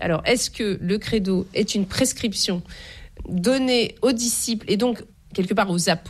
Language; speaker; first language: French; native; French